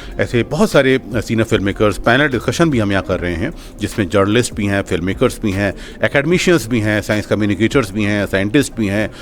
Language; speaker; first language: Hindi; native; Hindi